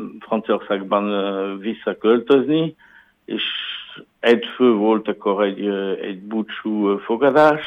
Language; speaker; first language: Hungarian; non-native, learner; French